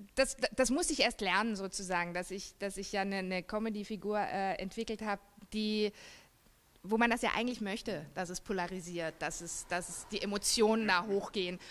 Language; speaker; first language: German; native; German